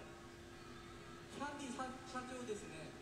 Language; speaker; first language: Japanese; non-native, learner; Korean